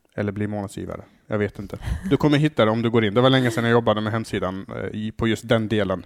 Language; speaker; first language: Swedish; early bilingual, other home language; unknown